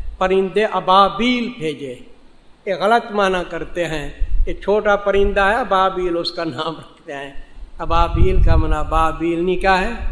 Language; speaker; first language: Urdu; non-native, local second language; Saraiki